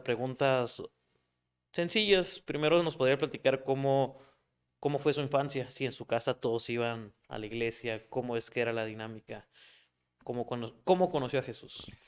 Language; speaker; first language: Spanish; native; Spanish